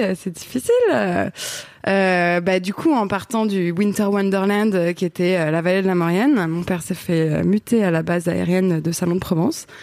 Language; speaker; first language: French; native; French